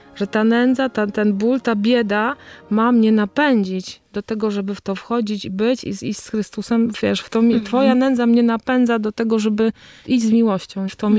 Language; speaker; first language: Polish; native; Polish